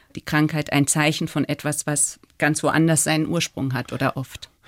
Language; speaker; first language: German; native; German